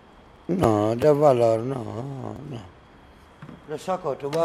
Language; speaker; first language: Spanish; non-native, learner; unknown